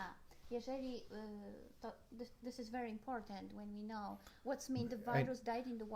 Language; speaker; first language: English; non-native, learner; Polish